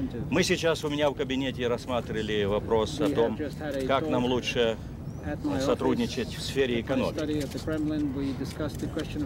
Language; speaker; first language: Russian; native; Russian